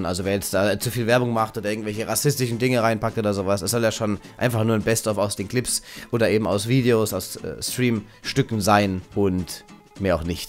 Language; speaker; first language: German; native; German